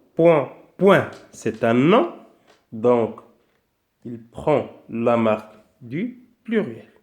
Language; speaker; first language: French; non-native, local second language; Arabic